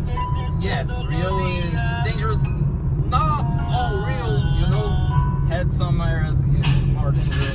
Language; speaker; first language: English; non-native, learner; Portuguese